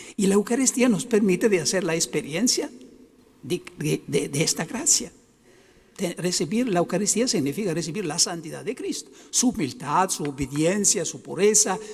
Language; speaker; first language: Spanish; non-native, fluent; Italian